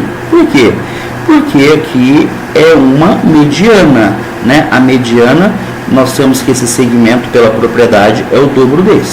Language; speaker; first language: Portuguese; native; Portuguese